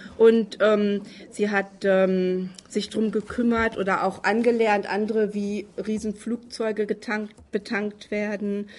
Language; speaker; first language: German; native; German